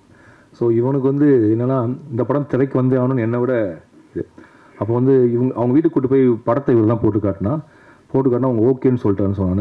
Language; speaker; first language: Tamil; native; Tamil